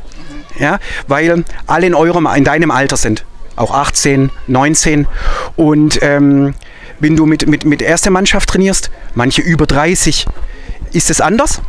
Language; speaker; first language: German; native; German